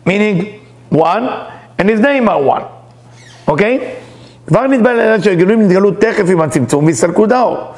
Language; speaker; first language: English; non-native, fluent; Hebrew